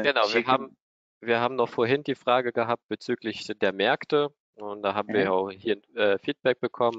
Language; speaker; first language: German; native; German